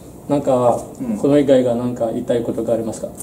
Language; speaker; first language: Japanese; non-native, learner; French